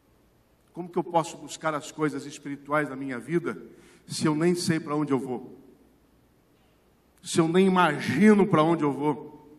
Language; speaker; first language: Portuguese; native; Portuguese